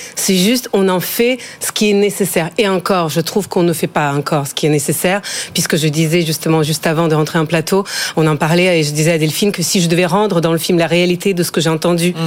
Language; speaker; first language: French; non-native, fluent; Ukrainian